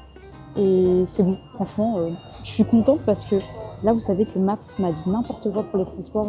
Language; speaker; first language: French; native; French